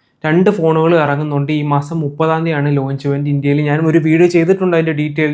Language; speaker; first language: Malayalam; native; Malayalam